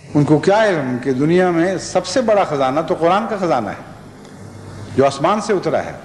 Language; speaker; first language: Urdu; native; Urdu